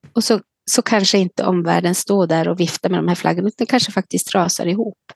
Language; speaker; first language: Swedish; native; Swedish